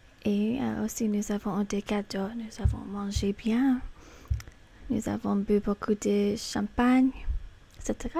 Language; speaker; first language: French; non-native, fluent; English